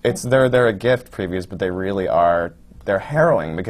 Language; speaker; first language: English; native; English